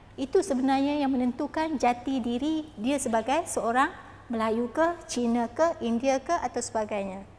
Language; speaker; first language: Malay; native; Malay